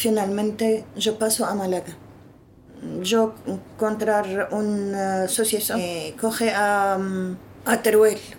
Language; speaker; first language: Spanish; non-native, learner; Arabic